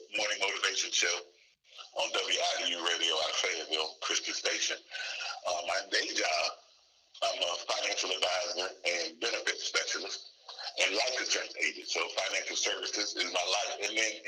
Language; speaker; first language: English; native; English